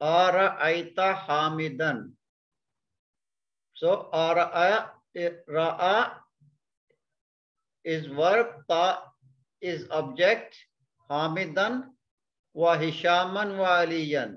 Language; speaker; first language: Arabic; non-native, fluent; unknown